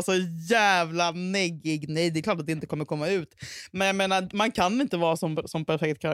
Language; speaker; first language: Swedish; native; Swedish